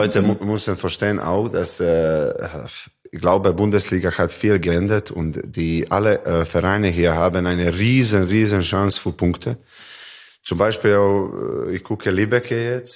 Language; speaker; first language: German; non-native, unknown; Serbian